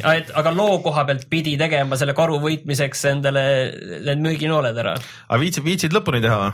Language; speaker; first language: Estonian; native; Estonian